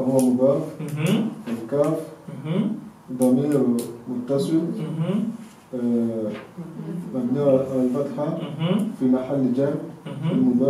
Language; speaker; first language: Arabic; non-native, learner; French